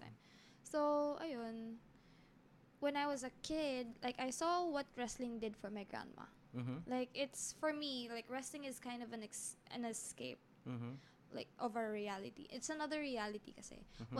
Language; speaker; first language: English; non-native, local second language; Filipino